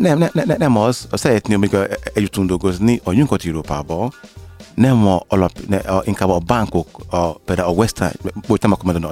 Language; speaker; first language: Hungarian; non-native, learner; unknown